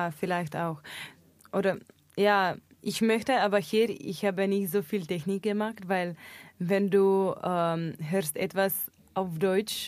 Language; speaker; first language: German; non-native, learner; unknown